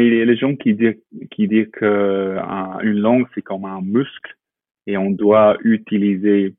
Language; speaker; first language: French; non-native, fluent; English